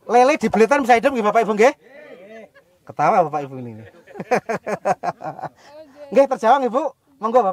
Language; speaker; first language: Indonesian; non-native, local second language; Javanese